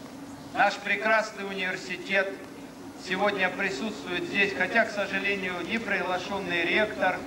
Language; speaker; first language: Russian; native; Russian